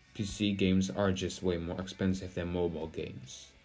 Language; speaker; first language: English; non-native, fluent; Dutch